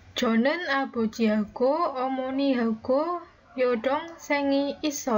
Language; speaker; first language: Korean; non-native, fluent; Indonesian